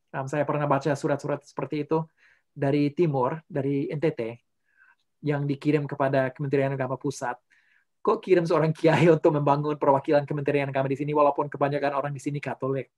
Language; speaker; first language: Indonesian; non-native, fluent; English